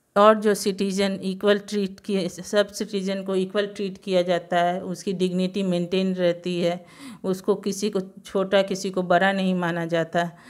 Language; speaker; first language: Hindi; non-native, local second language; Gujarati